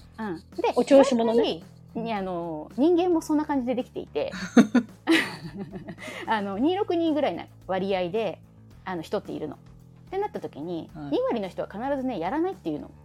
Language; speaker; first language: Japanese; native; Japanese